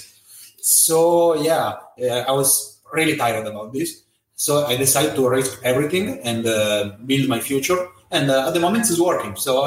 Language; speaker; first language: English; non-native, fluent; Italian